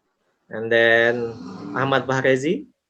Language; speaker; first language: English; non-native, local second language; Indonesian